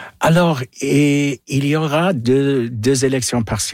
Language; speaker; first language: French; non-native, local second language; English